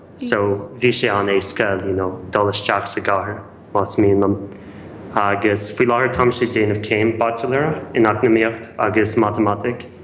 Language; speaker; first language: Irish; non-native, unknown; English